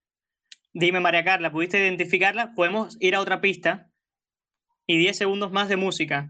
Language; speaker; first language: Spanish; native; Spanish